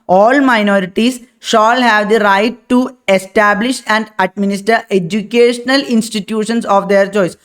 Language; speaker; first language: English; non-native, local second language; Malayalam